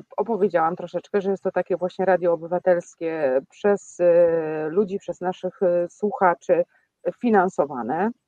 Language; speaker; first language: Polish; native; Polish